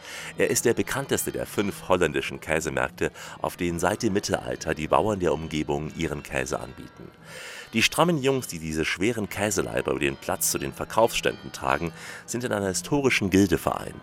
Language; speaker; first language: German; native; German